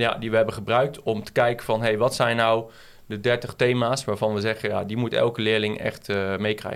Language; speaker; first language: Dutch; native; Dutch